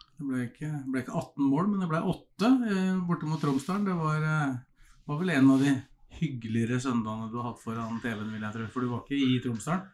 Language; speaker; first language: Norwegian; native; Norwegian